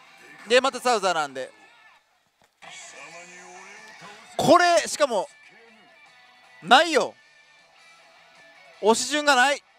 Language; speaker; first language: Japanese; native; Japanese